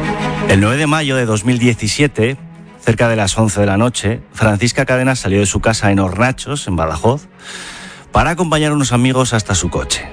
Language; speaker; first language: Spanish; native; Spanish